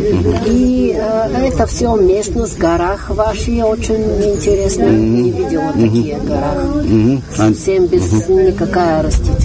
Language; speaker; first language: Russian; non-native, learner; Bulgarian